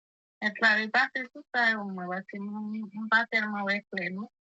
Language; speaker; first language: Portuguese; non-native, learner; Haitian Creole